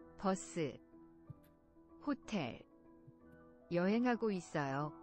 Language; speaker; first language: Korean; non-native, learner; English